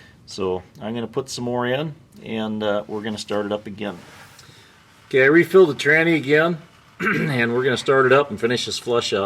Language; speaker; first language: English; native; English